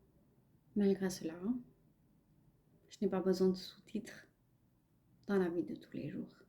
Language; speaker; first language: French; non-native, fluent; Punjabi